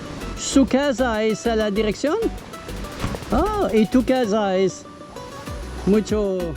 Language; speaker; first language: Spanish; non-native, learner; French